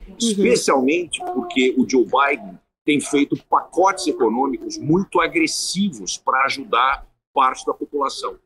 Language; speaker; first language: Portuguese; early bilingual, heritage; Portuguese